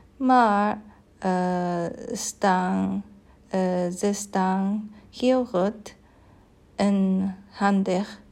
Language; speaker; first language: Dutch; non-native, learner; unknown